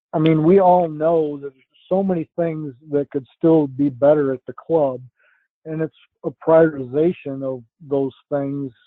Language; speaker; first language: English; native; English